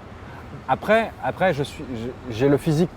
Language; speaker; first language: French; early bilingual, other home language; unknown